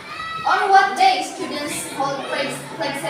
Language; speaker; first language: English; non-native, learner; Indonesian